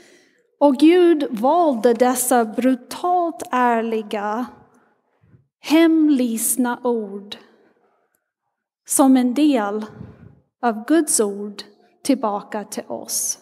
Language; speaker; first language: Swedish; non-native, fluent; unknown